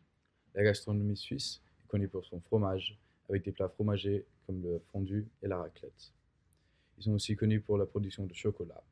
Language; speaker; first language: French; non-native, learner; Danish